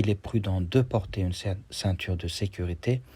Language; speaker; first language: French; non-native, fluent; Turkish